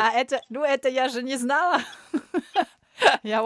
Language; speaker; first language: Russian; non-native, learner; German